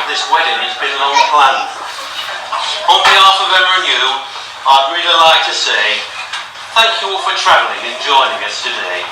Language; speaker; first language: English; native; English